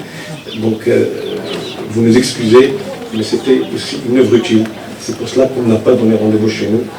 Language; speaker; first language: French; non-native, local second language; Arabic